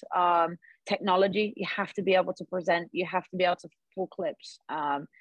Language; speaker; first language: English; native; English